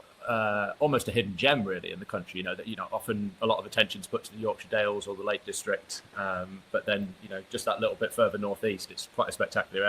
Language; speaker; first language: English; native; English